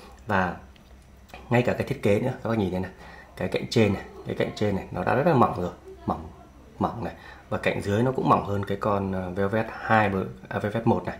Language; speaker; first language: Vietnamese; native; Vietnamese